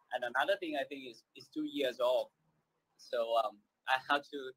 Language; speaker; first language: English; non-native, fluent; Thai